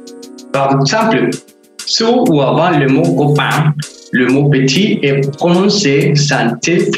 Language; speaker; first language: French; non-native, fluent; Spanish